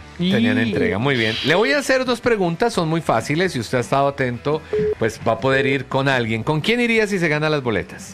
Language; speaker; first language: Spanish; native; Spanish